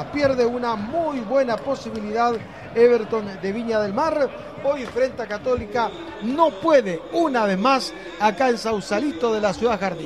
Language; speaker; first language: Spanish; native; Spanish